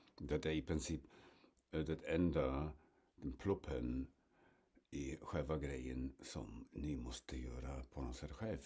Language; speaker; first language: Swedish; non-native, fluent; German